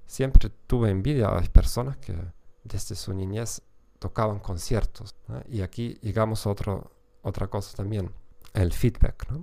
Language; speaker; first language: Spanish; non-native, fluent; German